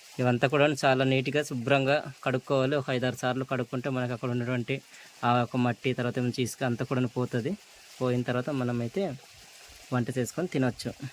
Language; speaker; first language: Telugu; non-native, local second language; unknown